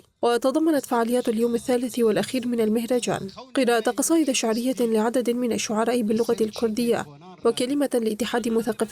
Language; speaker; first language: Arabic; native; Arabic